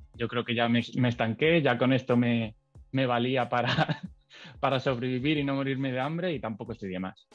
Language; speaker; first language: Spanish; native; Spanish